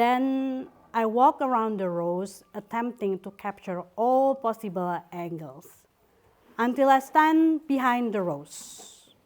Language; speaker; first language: English; non-native, fluent; Indonesian